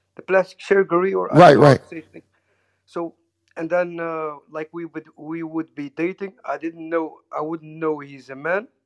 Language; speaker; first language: English; non-native, learner; Dutch